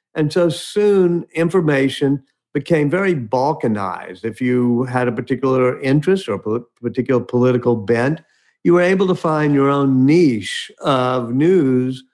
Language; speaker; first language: English; native; English